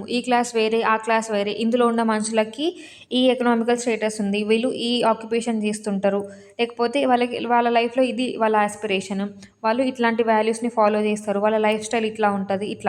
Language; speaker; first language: Telugu; native; Telugu